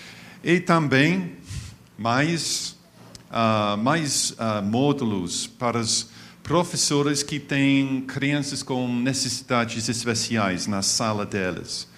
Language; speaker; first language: Portuguese; non-native, fluent; English